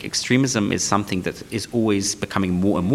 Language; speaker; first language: English; non-native, local second language; Yiddish